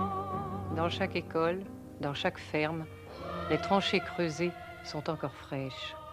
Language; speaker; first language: French; native; French